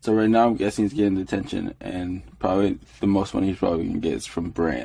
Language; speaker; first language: English; native; English